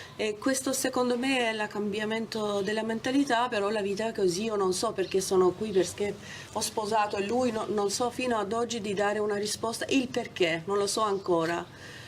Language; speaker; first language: Italian; non-native, fluent; Albanian